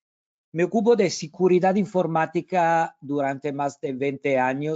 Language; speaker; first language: Spanish; non-native, learner; Italian